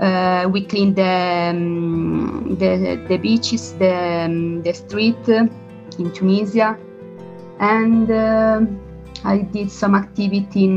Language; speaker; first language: English; non-native, learner; Italian